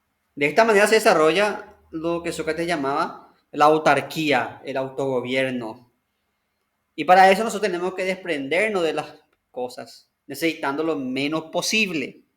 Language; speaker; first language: Spanish; native; Spanish